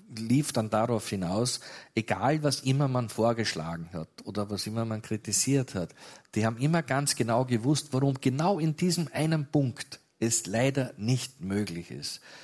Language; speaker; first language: German; native; German